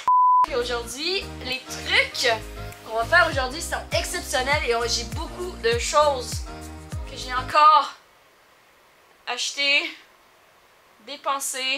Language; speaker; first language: French; native; French